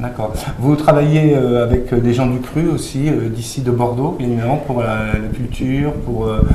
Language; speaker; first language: French; native; French